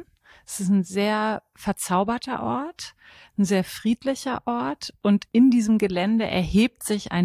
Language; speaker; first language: German; native; German